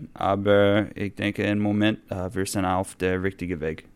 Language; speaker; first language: German; non-native, fluent; English